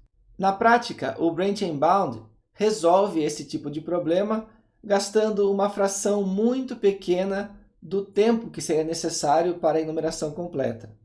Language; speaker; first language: Portuguese; native; Portuguese